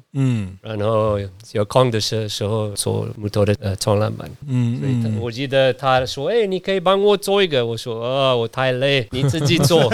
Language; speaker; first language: Chinese; non-native, learner; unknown